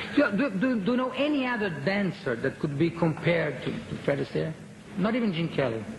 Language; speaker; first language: English; non-native, fluent; Portuguese